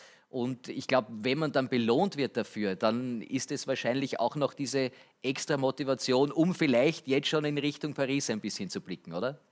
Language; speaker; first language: German; native; German